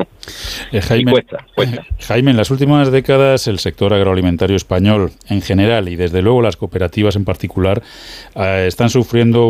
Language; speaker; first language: Spanish; native; Spanish